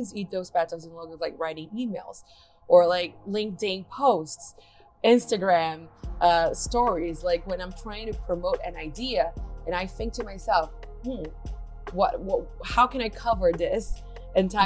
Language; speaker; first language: English; non-native, fluent; Portuguese